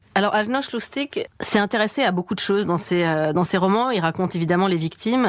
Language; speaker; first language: French; native; French